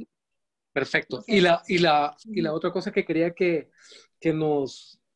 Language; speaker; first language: Spanish; native; Spanish